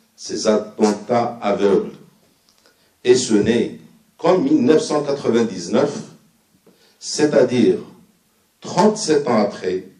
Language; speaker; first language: French; non-native, local second language; Arabic